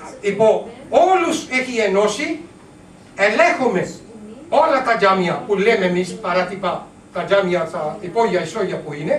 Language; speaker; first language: Greek; non-native, learner; Urdu